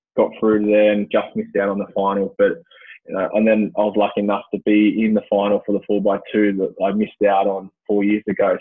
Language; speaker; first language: English; native; English